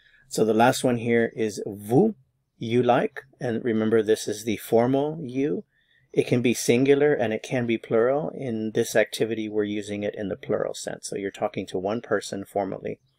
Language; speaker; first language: English; native; English